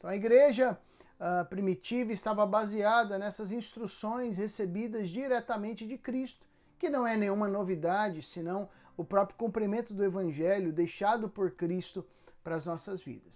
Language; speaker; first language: Portuguese; native; Portuguese